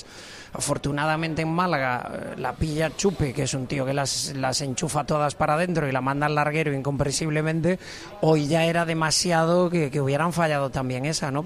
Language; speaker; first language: Spanish; native; Spanish